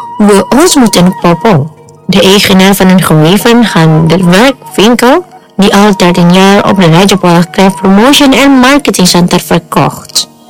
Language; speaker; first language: Dutch; non-native, fluent; Indonesian